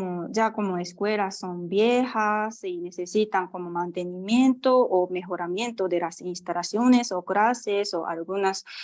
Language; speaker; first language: Spanish; non-native, fluent; Japanese